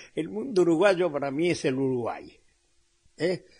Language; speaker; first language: Spanish; native; Spanish